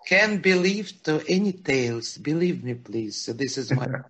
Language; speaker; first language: English; non-native, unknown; Ukrainian